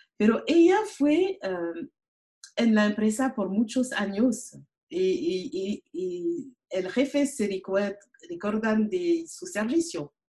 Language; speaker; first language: Spanish; non-native, learner; French